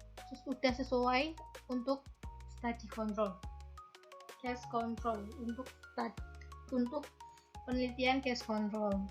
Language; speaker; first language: Indonesian; native; Indonesian